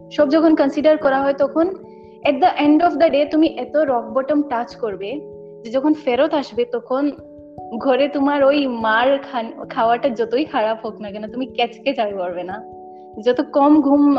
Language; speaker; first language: Bangla; non-native, local second language; Assamese